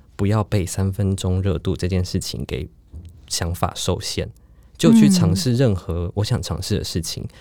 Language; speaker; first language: Chinese; native; Chinese